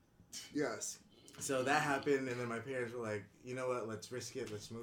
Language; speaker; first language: English; early bilingual, other home language; Indonesian